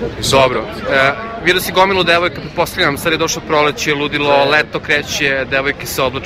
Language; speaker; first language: Croatian; native; Croatian